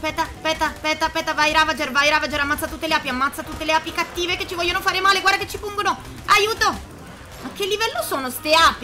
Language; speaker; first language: Italian; native; Italian